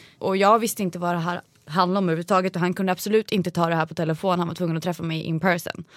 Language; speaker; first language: Swedish; native; Swedish